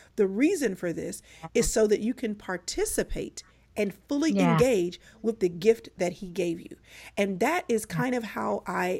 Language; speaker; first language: English; native; English